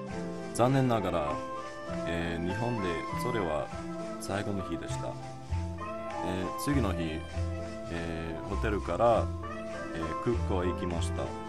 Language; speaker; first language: Japanese; non-native, learner; English